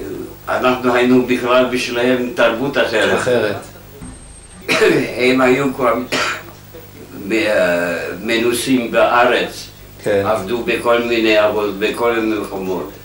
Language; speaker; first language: Hebrew; non-native, fluent; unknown